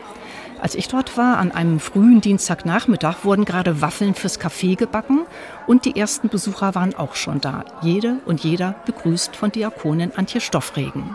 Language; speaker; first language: German; native; German